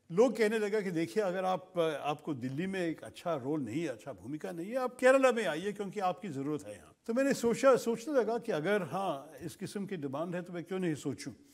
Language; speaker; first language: Hindi; non-native, local second language; Malayalam